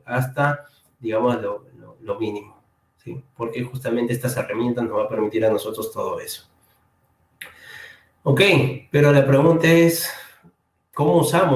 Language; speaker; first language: Spanish; native; Spanish